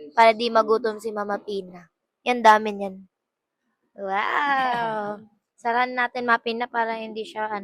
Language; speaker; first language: Filipino; native; Filipino